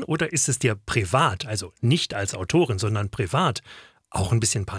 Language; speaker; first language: German; native; German